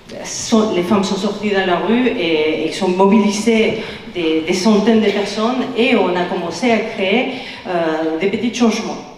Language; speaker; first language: French; non-native, fluent; Spanish